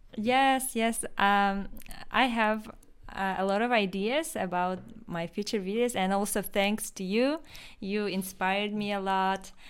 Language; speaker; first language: English; non-native, fluent; Yakut